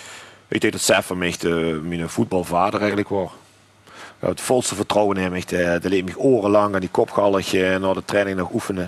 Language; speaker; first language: Dutch; native; Dutch